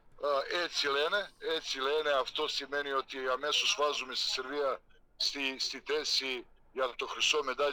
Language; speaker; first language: Greek; non-native, fluent; Serbian